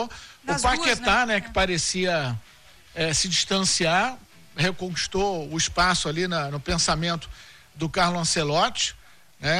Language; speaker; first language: Portuguese; native; Portuguese